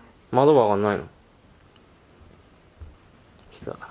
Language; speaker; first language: Japanese; native; Japanese